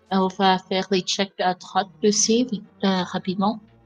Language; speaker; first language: French; non-native, fluent; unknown